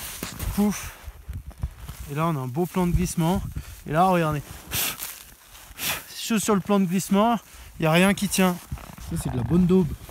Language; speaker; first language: French; native; French